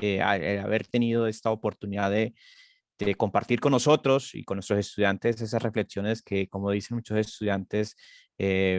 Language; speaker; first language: Spanish; native; Spanish